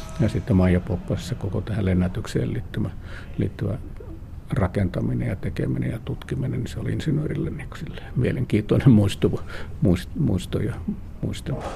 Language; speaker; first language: Finnish; native; Finnish